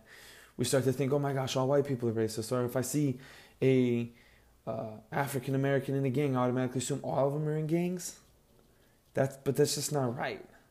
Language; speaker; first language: English; native; English